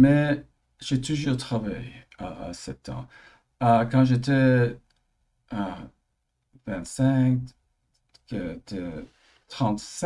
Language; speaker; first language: French; early bilingual, heritage; English